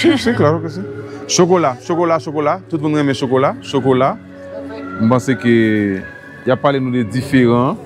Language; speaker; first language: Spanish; non-native, learner; Haitian Creole